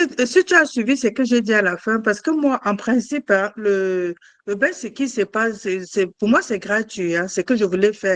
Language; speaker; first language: French; non-native, fluent; German